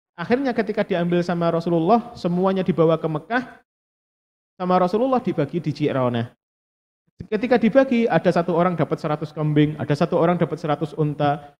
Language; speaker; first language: Indonesian; non-native, local second language; Javanese